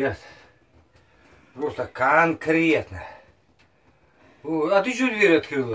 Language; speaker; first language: Russian; native; Russian